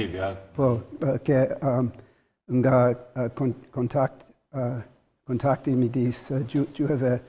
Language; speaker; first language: Albanian; non-native, learner; English